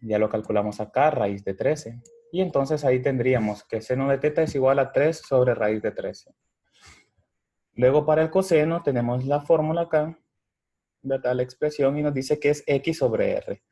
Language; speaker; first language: Spanish; native; Spanish